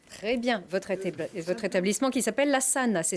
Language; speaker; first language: French; native; French